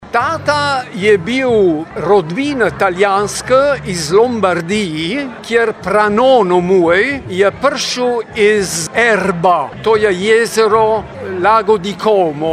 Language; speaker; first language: Slovenian; early bilingual, heritage; Slovenian